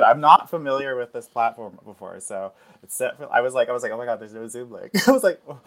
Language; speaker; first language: English; native; English